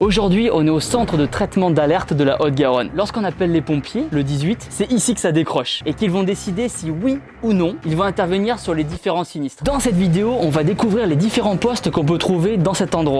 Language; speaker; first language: French; native; French